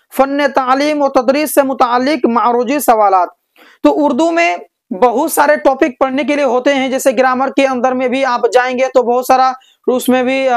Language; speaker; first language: Hindi; native; Hindi